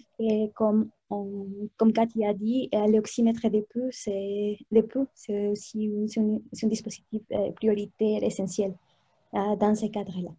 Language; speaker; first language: French; non-native, fluent; Spanish